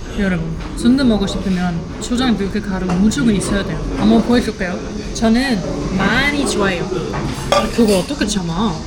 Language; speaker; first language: Korean; non-native, fluent; German